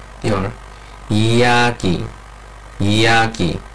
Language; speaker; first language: Chinese; non-native, learner; Korean